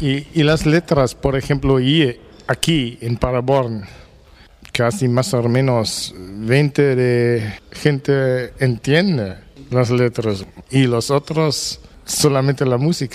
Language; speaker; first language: Spanish; non-native, learner; German